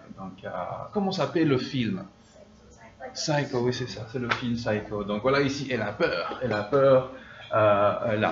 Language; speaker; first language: French; non-native, fluent; English